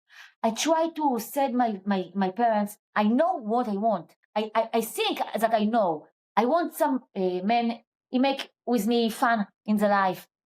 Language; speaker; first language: English; non-native, learner; Hebrew